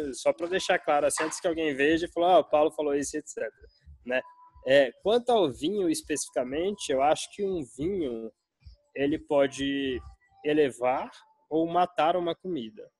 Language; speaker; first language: Portuguese; native; Portuguese